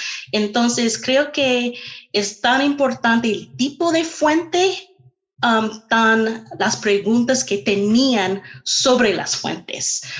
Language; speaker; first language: Spanish; non-native, fluent; English